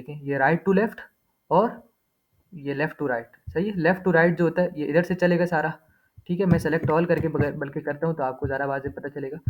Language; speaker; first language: Urdu; native; Urdu